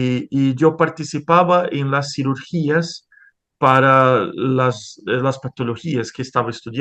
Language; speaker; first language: Spanish; non-native, fluent; Portuguese